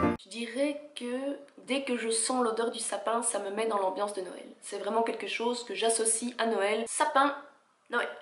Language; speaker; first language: French; native; French